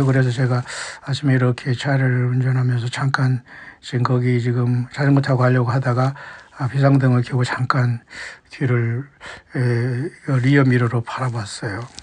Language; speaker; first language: Korean; native; Korean